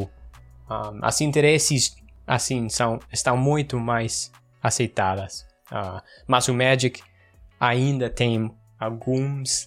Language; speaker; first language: Portuguese; non-native, learner; English